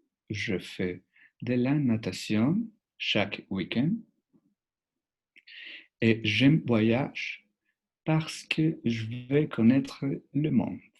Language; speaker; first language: French; non-native, fluent; Spanish